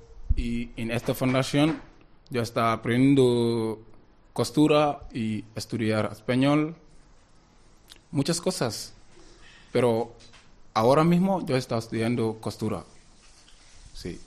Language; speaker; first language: Spanish; non-native, learner; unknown